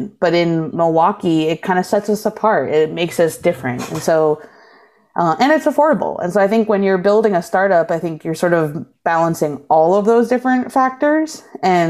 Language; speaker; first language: English; native; English